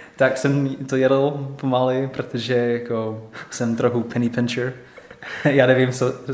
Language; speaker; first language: Czech; non-native, learner; English